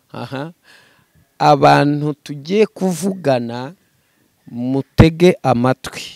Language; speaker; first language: Kinyarwanda; native; Kinyarwanda